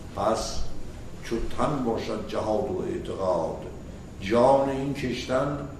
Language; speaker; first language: Persian; native; Persian